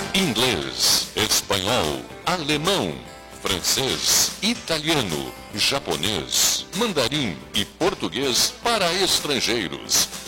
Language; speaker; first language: Portuguese; native; Portuguese